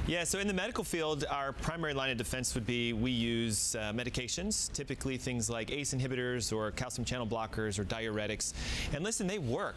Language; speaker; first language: English; native; English